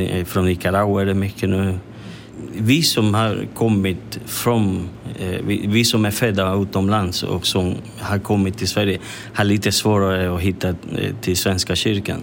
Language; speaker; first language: Swedish; non-native, fluent; Spanish